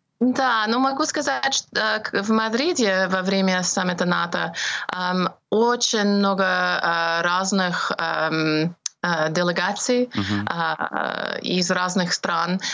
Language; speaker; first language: Russian; non-native, fluent; English